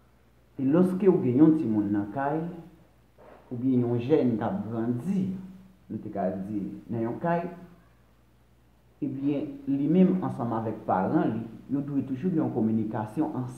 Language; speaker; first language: French; non-native, local second language; Haitian Creole